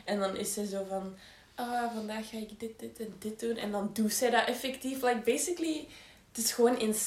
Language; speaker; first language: Dutch; native; Dutch